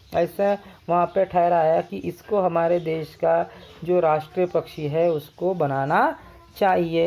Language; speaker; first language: Hindi; non-native, local second language; Marathi